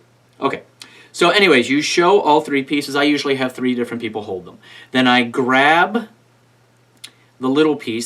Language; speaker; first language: English; native; English